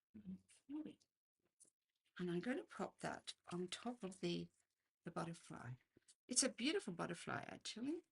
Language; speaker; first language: English; native; English